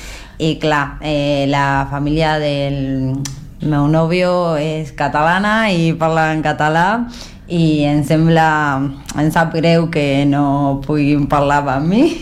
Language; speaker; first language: Catalan; non-native, learner; Spanish